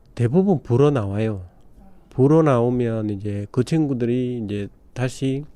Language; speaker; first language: Korean; non-native, fluent; Bangla